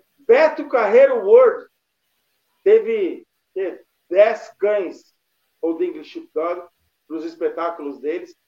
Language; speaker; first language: Portuguese; native; Portuguese